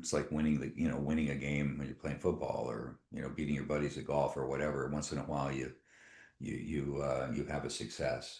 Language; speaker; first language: English; native; English